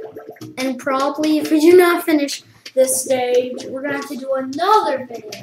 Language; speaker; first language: English; native; English